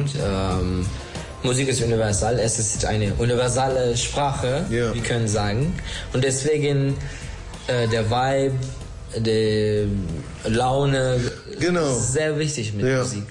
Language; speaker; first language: German; non-native, learner; Turkish